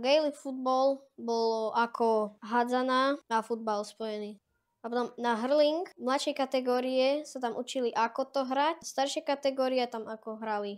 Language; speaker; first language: Slovak; early bilingual, heritage; Slovak